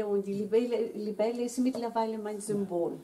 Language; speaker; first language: German; early bilingual, other home language; Greek